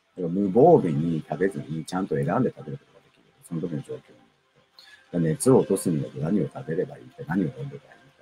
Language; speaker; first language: Japanese; native; Japanese